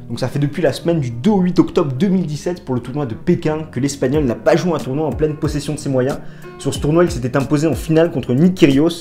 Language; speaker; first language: French; native; French